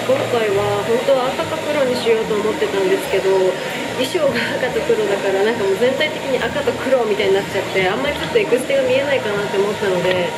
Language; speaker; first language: Japanese; native; Japanese